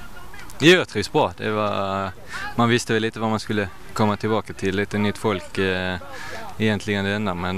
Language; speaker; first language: Swedish; native; Swedish